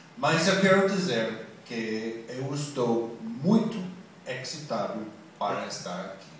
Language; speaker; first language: Portuguese; non-native, learner; English